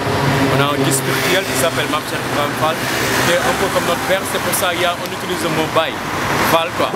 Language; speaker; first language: French; non-native, local second language; Wolof